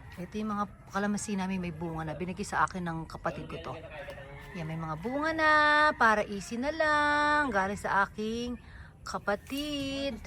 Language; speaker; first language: Filipino; non-native, local second language; Pampanga